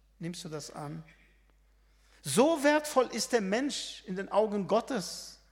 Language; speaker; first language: German; non-native, fluent; Arabic